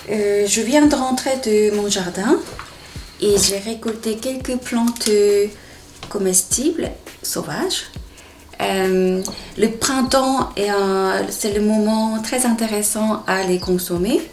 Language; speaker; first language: French; non-native, fluent; Korean